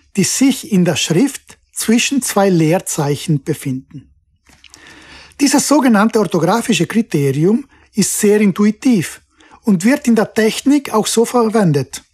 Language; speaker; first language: German; non-native, local second language; Ladin